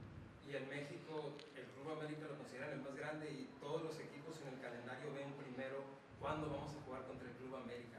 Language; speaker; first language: Spanish; native; Spanish